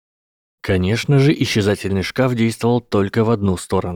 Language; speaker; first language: Russian; native; Russian